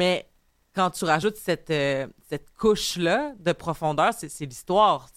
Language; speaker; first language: French; native; French